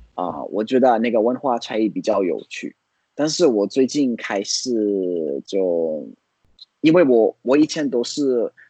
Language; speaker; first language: Chinese; non-native, fluent; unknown